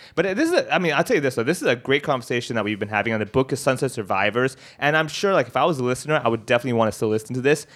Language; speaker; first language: English; early bilingual, other home language; Arabic